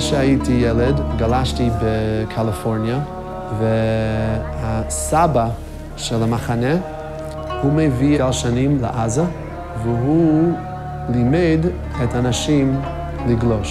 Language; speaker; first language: Hebrew; non-native, fluent; English